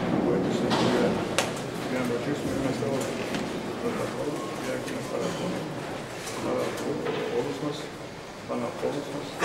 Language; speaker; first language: Greek; non-native, fluent; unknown